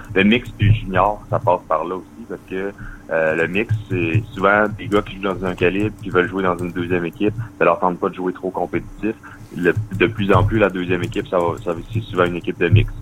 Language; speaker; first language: French; native; French